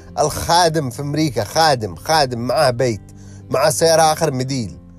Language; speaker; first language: Arabic; early bilingual, heritage; Arabic